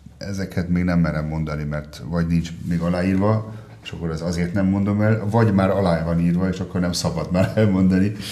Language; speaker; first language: Hungarian; early bilingual, heritage; Hungarian